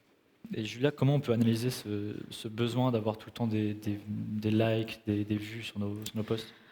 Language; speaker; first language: French; native; French